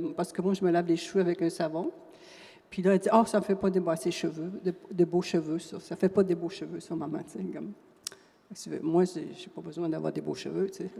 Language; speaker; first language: French; non-native, local second language; Cree